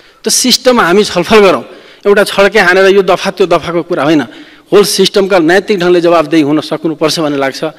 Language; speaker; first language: Nepali; non-native, local second language; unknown